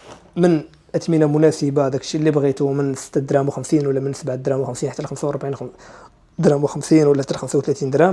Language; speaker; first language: Arabic; native; Arabic